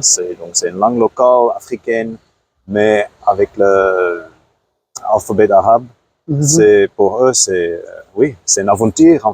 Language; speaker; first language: French; non-native, fluent; Afrikaans